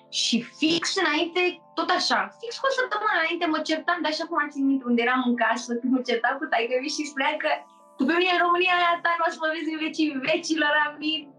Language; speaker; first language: Romanian; early bilingual, heritage; Romanian